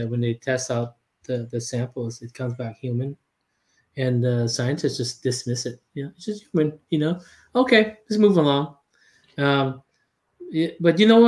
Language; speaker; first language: English; non-native, fluent; Lao